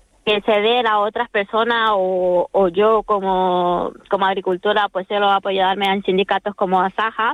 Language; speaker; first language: Spanish; native; Spanish